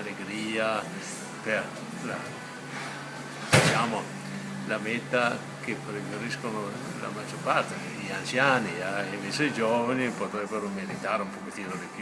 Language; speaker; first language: Italian; non-native, fluent; Danish